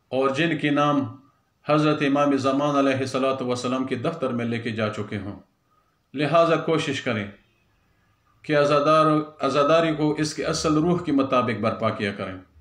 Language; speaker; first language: Urdu; non-native, local second language; Pashto